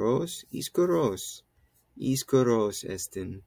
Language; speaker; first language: Greek; non-native, fluent; English